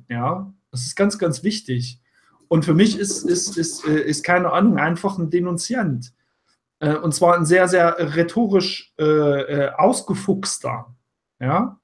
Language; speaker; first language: German; native; German